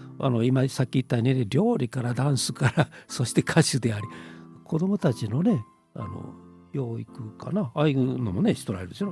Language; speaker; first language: Japanese; native; Japanese